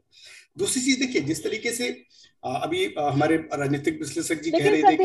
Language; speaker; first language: Hindi; native; Hindi